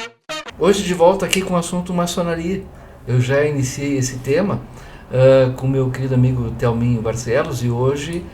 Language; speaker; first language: Portuguese; native; Portuguese